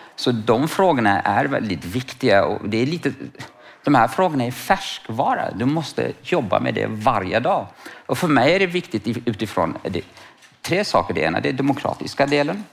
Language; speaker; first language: Swedish; non-native, fluent; Kurdish